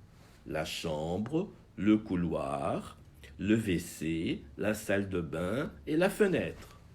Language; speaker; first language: French; non-native, fluent; Portuguese